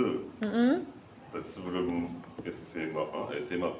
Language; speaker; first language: Indonesian; non-native, learner; Japanese